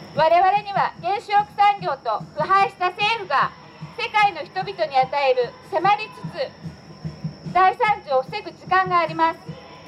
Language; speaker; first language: Japanese; native; Japanese